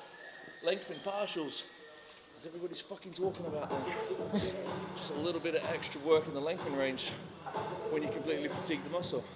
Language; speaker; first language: English; native; English